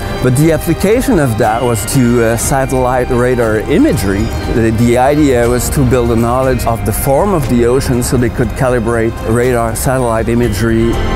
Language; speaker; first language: English; non-native, fluent; French